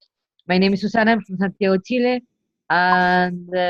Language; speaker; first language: English; non-native, learner; Spanish